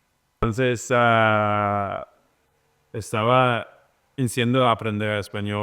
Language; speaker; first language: Spanish; non-native, learner; English